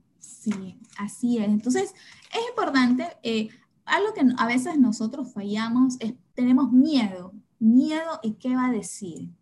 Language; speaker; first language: Spanish; native; Spanish